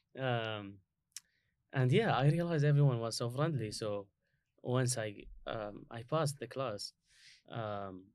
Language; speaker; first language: English; non-native, learner; Arabic